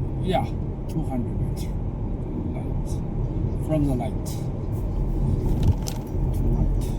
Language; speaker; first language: English; non-native, learner; Chinese